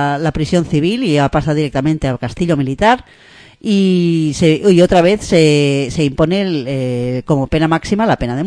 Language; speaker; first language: Spanish; native; Spanish